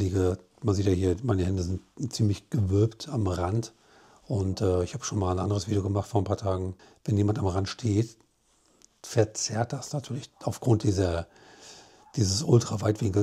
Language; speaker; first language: German; native; German